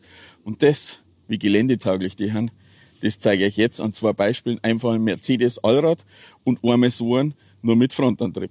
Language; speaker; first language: German; native; German